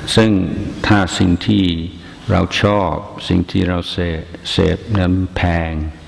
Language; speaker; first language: Thai; non-native, fluent; English